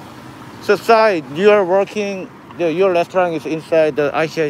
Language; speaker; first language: English; non-native, learner; Korean